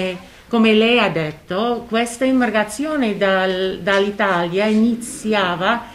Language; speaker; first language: Italian; non-native, fluent; English